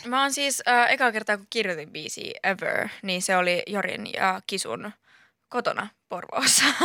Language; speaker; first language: Finnish; early bilingual, other home language; Spanish